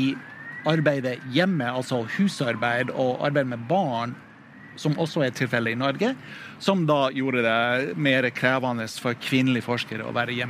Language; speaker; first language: Norwegian; non-native, fluent; English